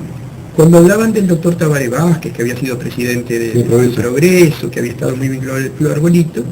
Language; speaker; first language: Spanish; native; Spanish